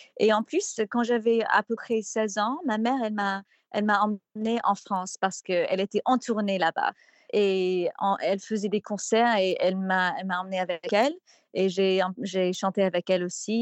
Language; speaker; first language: French; non-native, fluent; English